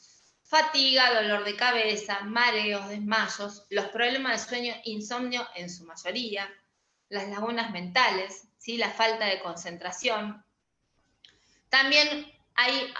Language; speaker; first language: Spanish; native; Spanish